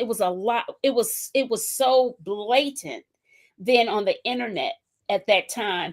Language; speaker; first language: English; native; English